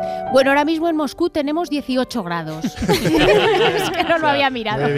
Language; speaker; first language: Spanish; native; Spanish